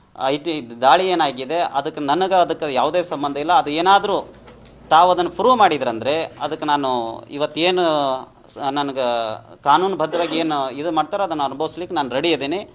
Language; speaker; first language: Kannada; non-native, local second language; Lambadi